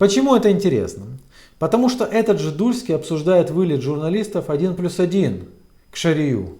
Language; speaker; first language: Russian; native; Russian